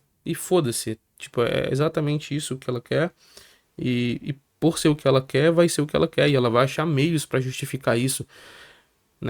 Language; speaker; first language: Portuguese; native; Portuguese